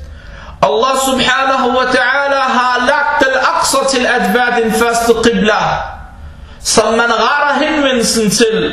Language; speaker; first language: Danish; non-native, fluent; Arabic